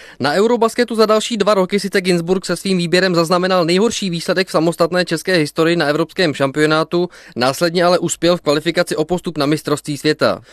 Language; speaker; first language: Czech; native; Czech